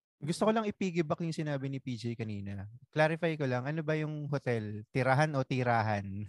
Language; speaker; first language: Filipino; native; Filipino